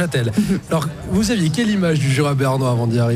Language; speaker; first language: French; native; French